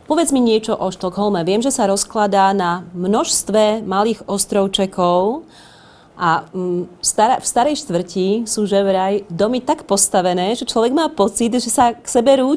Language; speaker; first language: Slovak; native; Slovak